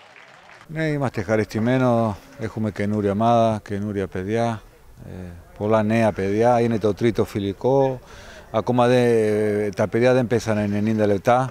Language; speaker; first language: Greek; non-native, learner; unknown